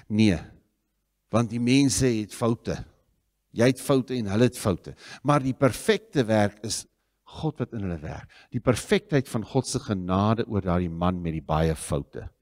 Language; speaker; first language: Afrikaans; native; Afrikaans